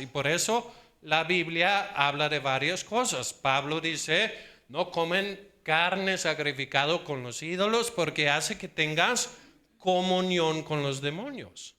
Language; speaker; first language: Spanish; non-native, fluent; Danish